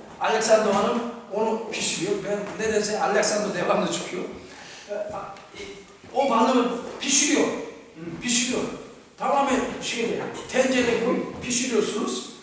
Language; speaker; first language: Turkish; non-native, fluent; Korean